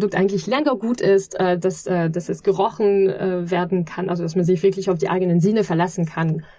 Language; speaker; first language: German; non-native, fluent; French